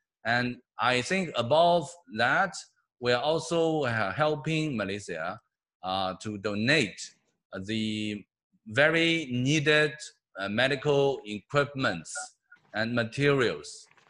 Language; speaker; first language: English; non-native, fluent; Chinese